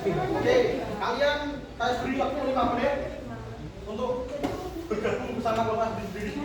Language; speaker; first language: Indonesian; native; Indonesian